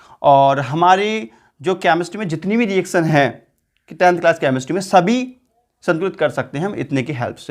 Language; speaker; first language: Hindi; native; Hindi